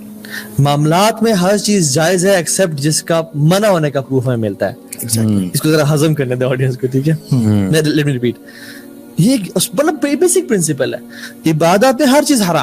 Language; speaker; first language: Urdu; native; Urdu